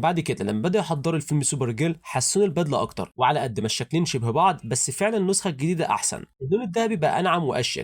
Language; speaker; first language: Arabic; native; Arabic